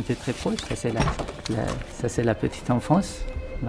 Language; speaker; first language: French; non-native, fluent; Persian